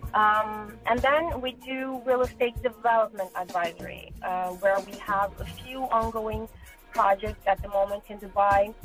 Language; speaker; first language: English; non-native, fluent; Portuguese